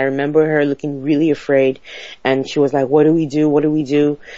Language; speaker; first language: English; non-native, local second language; Igbo